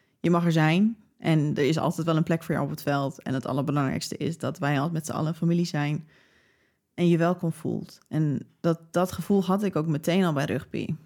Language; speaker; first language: Dutch; early bilingual, other home language; English